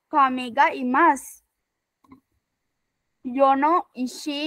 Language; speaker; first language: Japanese; non-native, learner; Sinhala